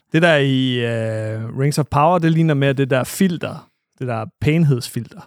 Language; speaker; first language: Danish; native; Danish